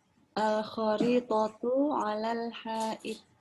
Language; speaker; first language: Arabic; non-native, learner; Indonesian